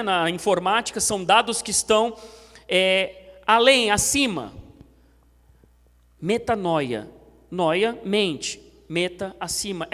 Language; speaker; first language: Portuguese; native; Portuguese